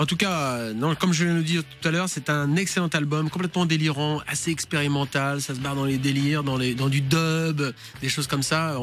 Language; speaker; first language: French; native; French